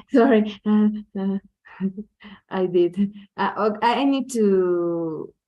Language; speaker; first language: English; non-native, learner; Spanish